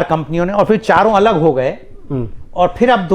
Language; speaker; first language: Hindi; native; Hindi